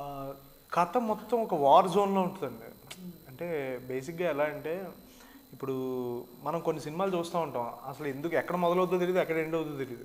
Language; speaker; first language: Telugu; native; Telugu